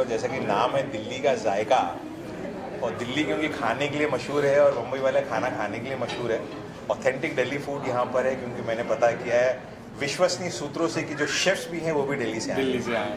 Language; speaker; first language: Hindi; native; Hindi